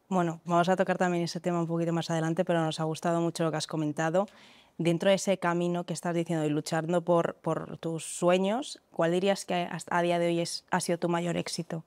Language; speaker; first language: Spanish; native; Spanish